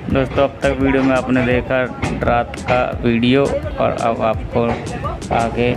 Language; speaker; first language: Hindi; native; Hindi